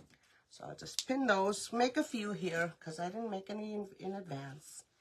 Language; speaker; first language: English; native; English